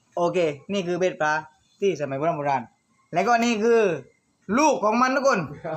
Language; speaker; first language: Thai; native; Thai